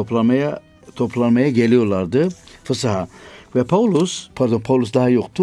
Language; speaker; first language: Turkish; non-native, fluent; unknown